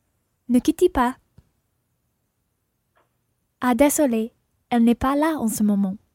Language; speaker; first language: French; non-native, learner; English